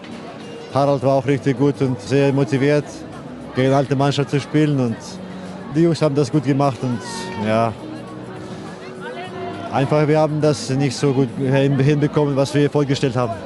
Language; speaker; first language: German; non-native, fluent; Icelandic